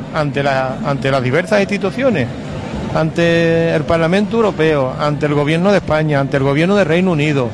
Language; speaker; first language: Spanish; native; Spanish